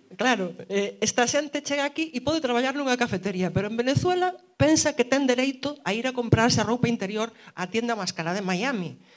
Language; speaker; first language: Galician; early bilingual, heritage; Galician